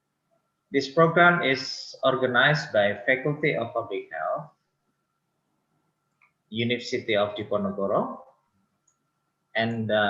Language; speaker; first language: English; non-native, local second language; Indonesian